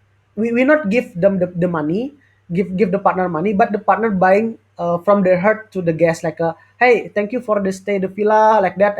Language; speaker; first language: English; non-native, learner; Indonesian